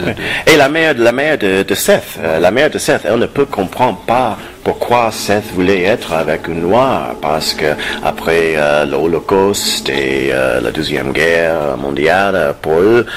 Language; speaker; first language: French; non-native, fluent; English